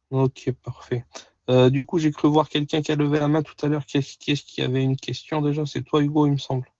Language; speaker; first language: French; native; French